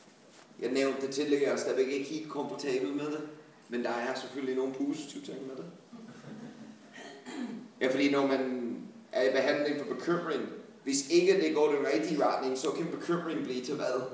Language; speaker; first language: Danish; non-native, fluent; English